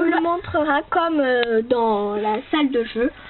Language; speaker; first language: French; native; French